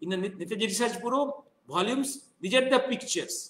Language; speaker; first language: English; non-native, local second language; Bangla